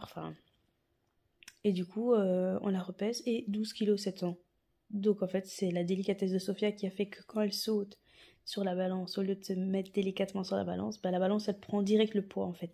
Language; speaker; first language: French; native; French